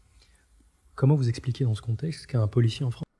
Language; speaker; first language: French; native; French